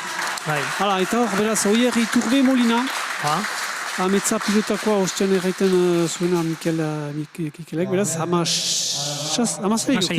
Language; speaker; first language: Basque; native; Basque